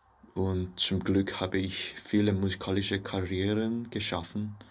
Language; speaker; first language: German; non-native, fluent; Korean